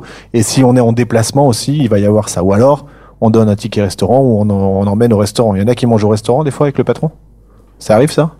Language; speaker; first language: French; native; French